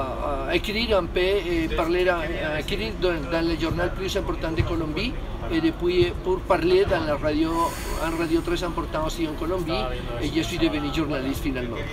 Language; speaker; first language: French; non-native, fluent; Spanish